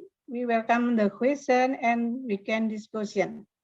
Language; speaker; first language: English; non-native, learner; Indonesian